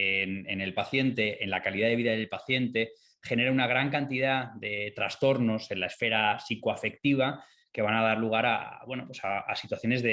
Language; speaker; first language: Spanish; native; Spanish